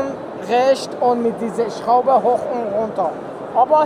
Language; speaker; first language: German; non-native, learner; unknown